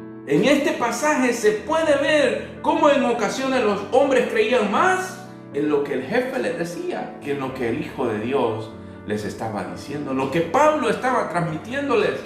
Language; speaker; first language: Spanish; native; Spanish